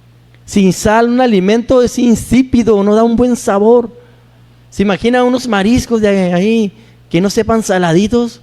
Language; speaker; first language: Spanish; native; Spanish